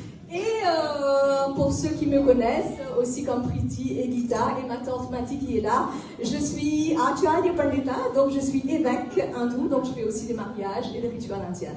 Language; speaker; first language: French; non-native, local second language; Morisyen